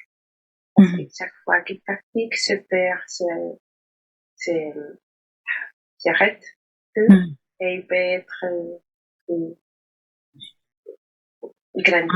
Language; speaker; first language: French; non-native, learner; Spanish